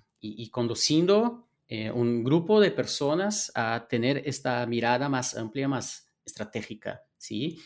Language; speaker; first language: Spanish; non-native, fluent; Portuguese